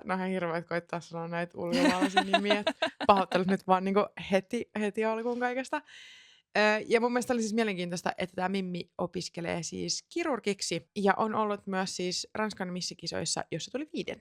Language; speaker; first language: Finnish; native; Finnish